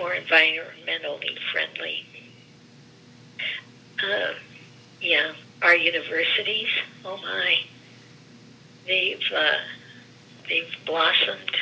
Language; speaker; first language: English; early bilingual, other home language; Greek